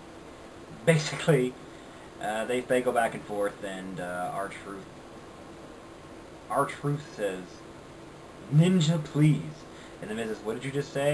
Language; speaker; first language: English; native; English